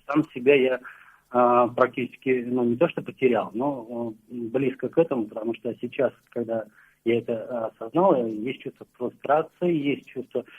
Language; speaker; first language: Russian; native; Russian